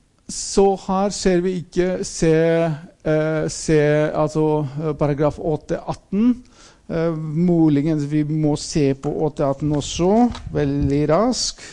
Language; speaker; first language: Norwegian; non-native, fluent; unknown